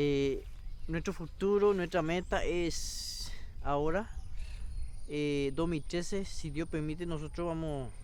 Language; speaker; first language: Spanish; non-native, local second language; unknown